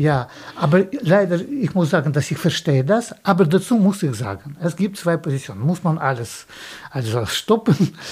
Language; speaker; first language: German; non-native, fluent; Russian